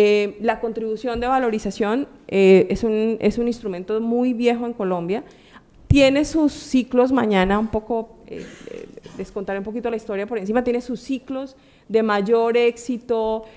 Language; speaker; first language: Spanish; native; Spanish